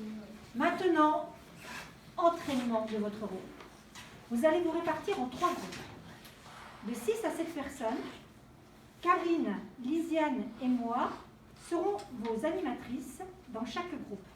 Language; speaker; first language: French; native; French